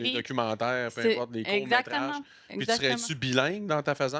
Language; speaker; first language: French; native; French